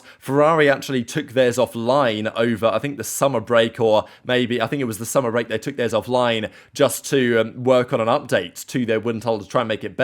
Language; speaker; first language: English; native; English